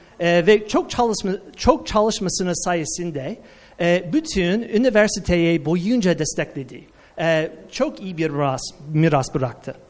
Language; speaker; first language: Turkish; non-native, fluent; English